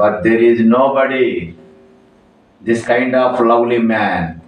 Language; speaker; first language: English; non-native, local second language; Telugu